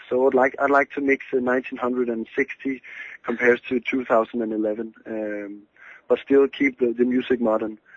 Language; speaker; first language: English; non-native, fluent; Danish